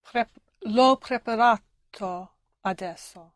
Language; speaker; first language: Italian; non-native, learner; English